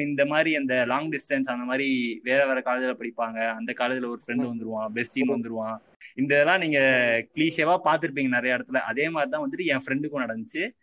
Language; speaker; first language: Tamil; non-native, local second language; Telugu